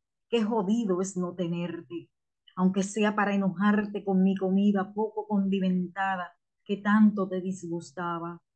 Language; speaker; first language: Spanish; native; Spanish